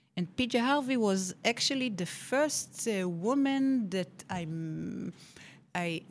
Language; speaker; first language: English; non-native, fluent; Hebrew